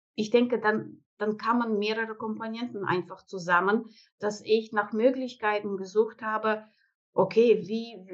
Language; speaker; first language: German; non-native, fluent; Russian